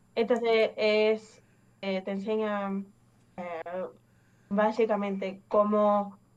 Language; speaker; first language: Spanish; early bilingual, other home language; English